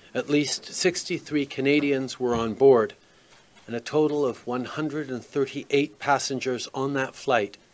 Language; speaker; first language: English; native; English